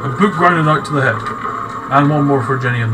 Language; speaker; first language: English; native; English